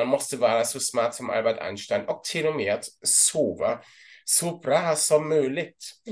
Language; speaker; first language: Swedish; non-native, fluent; German